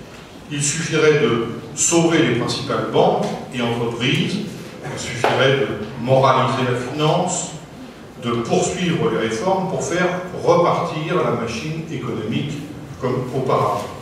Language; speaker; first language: French; native; French